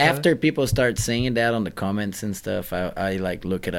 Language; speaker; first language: English; non-native, fluent; Portuguese